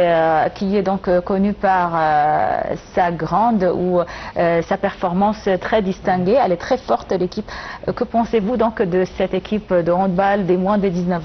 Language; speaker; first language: French; non-native, fluent; Arabic